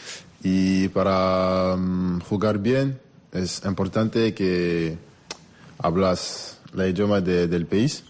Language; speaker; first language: Spanish; non-native, learner; French